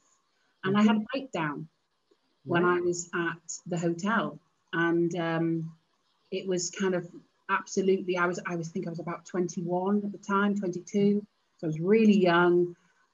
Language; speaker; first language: English; native; English